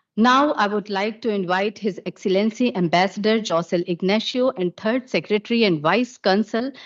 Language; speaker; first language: English; non-native, local second language; Hindi